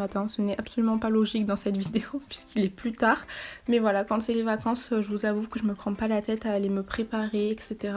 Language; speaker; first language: French; native; French